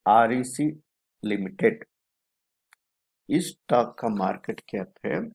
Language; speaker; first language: Hindi; non-native, local second language; Telugu